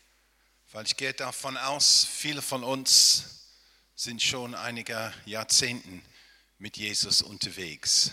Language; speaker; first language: German; non-native, fluent; English